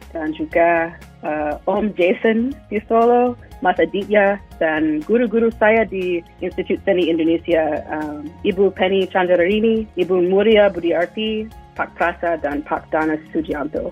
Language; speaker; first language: Indonesian; non-native, fluent; English